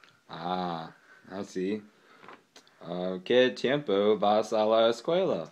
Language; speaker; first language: Spanish; non-native, learner; English